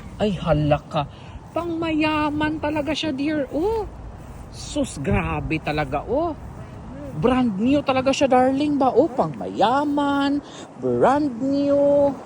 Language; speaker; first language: Filipino; non-native, local second language; Cebuano